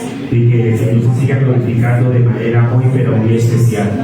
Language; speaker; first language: Spanish; native; Spanish